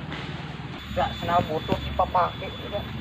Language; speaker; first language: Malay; non-native, local second language; Sundanese